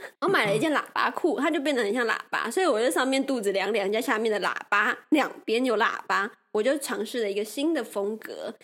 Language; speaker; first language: Chinese; native; Chinese